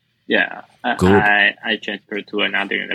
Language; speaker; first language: English; non-native, learner; Chinese